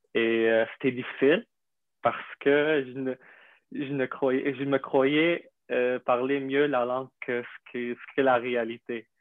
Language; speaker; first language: French; non-native, fluent; Arabic